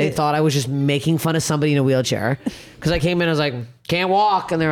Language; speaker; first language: English; native; English